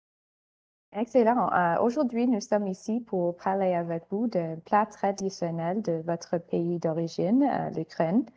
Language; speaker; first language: French; non-native, learner; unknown